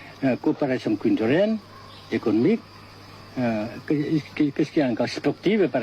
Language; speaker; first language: French; non-native, fluent; Vietnamese